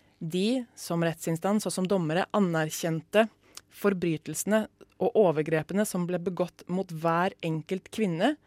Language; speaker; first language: Norwegian; native; Norwegian